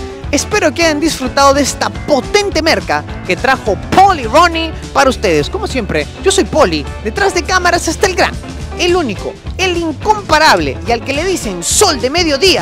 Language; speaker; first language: Spanish; native; Spanish